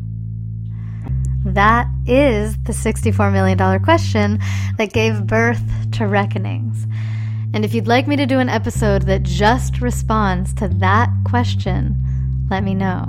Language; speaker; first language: English; early bilingual, other home language; Spanish